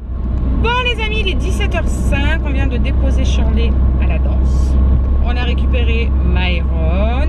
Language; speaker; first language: French; native; French